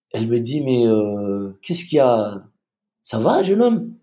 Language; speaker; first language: French; native; French